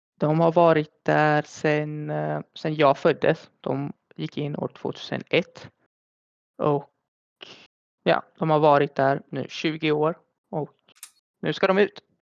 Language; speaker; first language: Swedish; early bilingual, other home language; Arabic